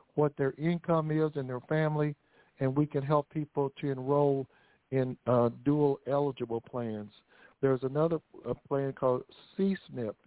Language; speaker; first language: English; native; English